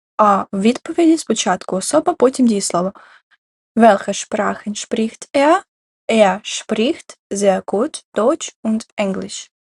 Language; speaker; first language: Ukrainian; native; Ukrainian